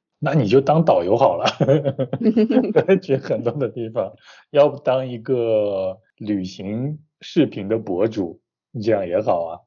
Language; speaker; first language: Chinese; native; Chinese